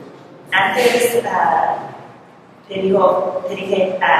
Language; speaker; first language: Spanish; non-native, learner; English